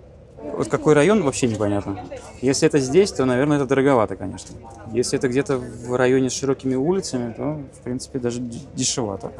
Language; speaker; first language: Russian; native; Russian